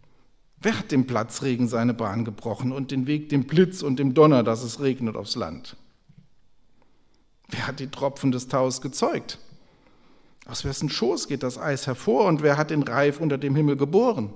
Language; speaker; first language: German; native; German